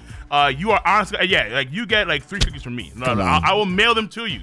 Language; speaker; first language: English; native; English